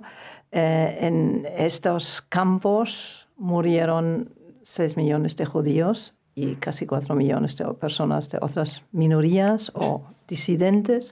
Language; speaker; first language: Spanish; non-native, fluent; German